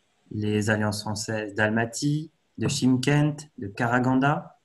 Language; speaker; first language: French; native; French